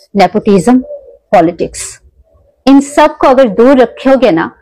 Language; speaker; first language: Hindi; non-native, local second language; Kok Borok